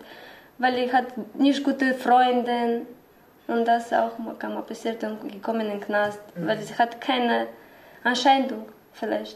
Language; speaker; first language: German; non-native, learner; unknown